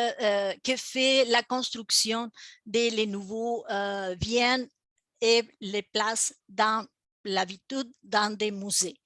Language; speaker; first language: French; non-native, fluent; Spanish